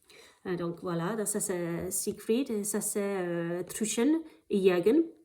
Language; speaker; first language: French; non-native, fluent; English